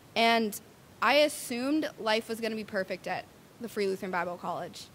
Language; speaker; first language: English; native; English